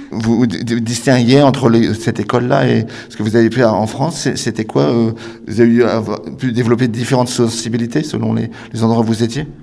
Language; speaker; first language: French; native; French